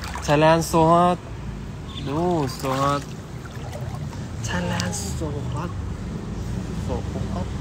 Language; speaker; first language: English; non-native, learner; Thai